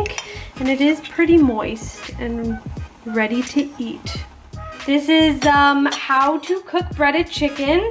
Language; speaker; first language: English; native; English